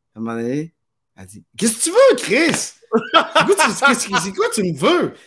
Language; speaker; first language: French; native; French